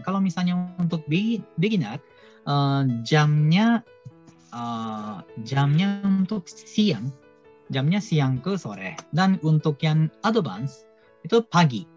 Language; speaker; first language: Indonesian; non-native, fluent; Japanese